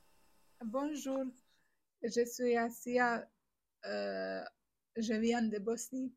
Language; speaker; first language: French; non-native, learner; Bosnian